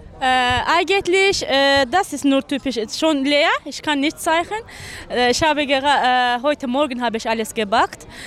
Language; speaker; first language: German; non-native, learner; Azerbaijani